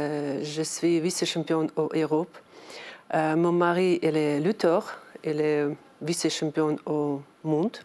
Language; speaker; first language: French; non-native, learner; Ukrainian